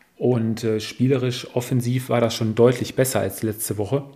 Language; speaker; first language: German; native; German